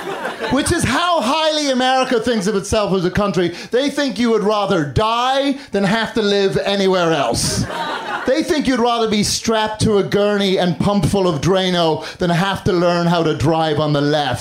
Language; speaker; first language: English; native; English